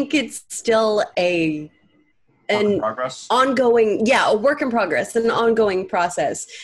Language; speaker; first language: English; native; English